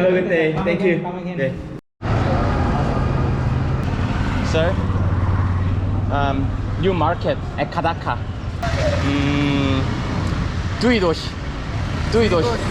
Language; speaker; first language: English; non-native, learner; Korean